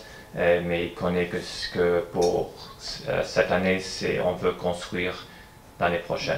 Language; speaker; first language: French; non-native, fluent; English